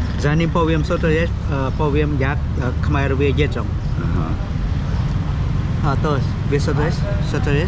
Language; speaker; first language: Polish; non-native, learner; Khmer